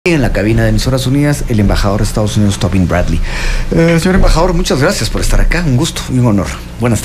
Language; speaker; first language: Spanish; native; Spanish